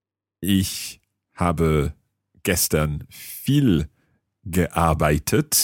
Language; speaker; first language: German; non-native, learner; English